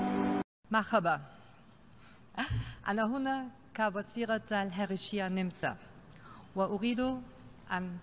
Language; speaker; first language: Arabic; non-native, fluent; German